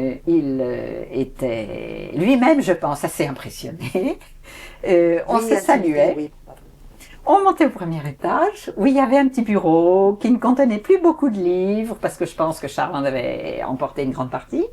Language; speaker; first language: French; native; French